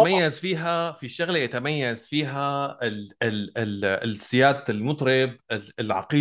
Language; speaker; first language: Arabic; native; Arabic